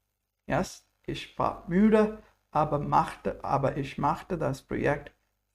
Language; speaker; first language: German; non-native, fluent; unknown